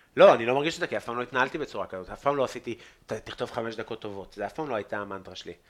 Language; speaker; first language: Hebrew; native; Hebrew